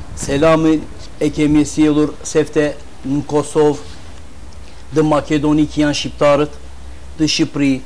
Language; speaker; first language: Albanian; early bilingual, heritage; Albanian